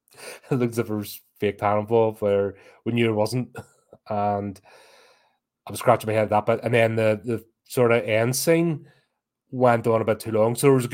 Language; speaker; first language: English; native; English